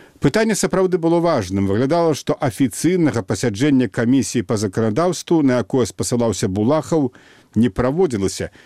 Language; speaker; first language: Belarusian; native; Belarusian